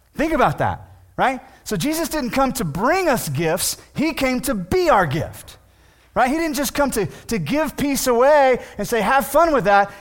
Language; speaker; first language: English; native; English